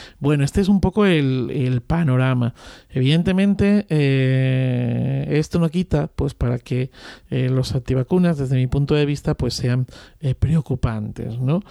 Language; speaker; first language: Spanish; native; Spanish